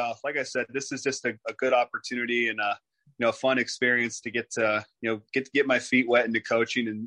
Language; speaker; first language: English; native; English